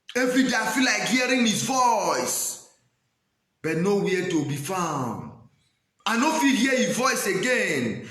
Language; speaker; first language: Nigerian Pidgin; non-native, local second language; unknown